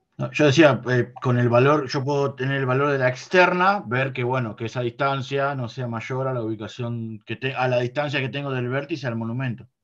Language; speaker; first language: Spanish; native; Spanish